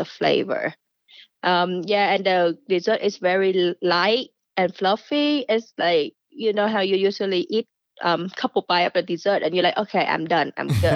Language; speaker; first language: English; non-native, fluent; Vietnamese